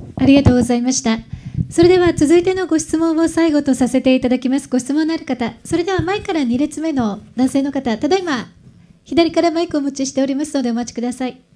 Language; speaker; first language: Japanese; native; Japanese